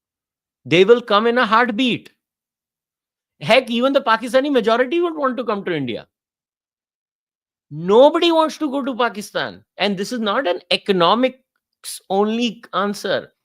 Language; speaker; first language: English; non-native, local second language; Hindi